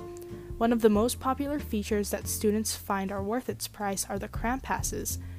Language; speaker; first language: English; native; English